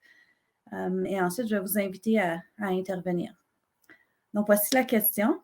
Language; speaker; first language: French; native; French